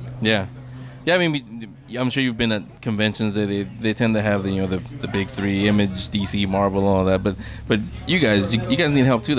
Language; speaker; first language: English; native; English